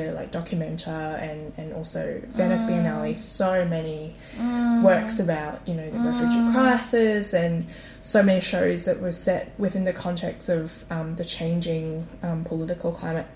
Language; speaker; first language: English; non-native, local second language; Cantonese